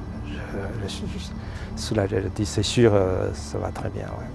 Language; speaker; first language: French; non-native, learner; Chinese